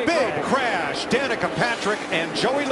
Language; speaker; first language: English; native; English